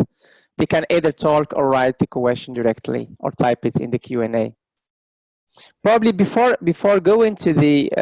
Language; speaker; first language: English; non-native, local second language; Arabic